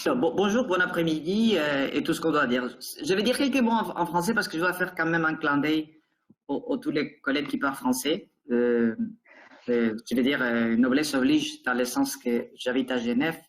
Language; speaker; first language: French; non-native, fluent; Spanish